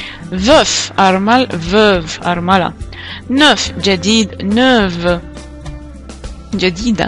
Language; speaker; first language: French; non-native, fluent; Arabic